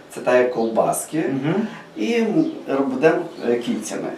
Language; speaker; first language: Ukrainian; native; Ukrainian